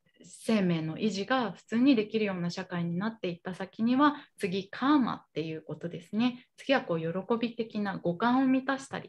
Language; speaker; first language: Japanese; native; Japanese